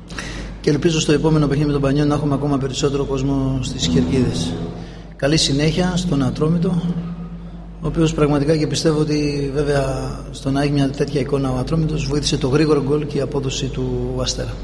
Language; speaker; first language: Greek; native; Greek